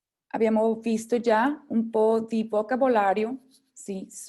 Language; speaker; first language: Italian; non-native, fluent; Spanish